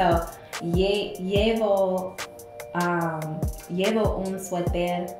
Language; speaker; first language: Spanish; non-native, learner; English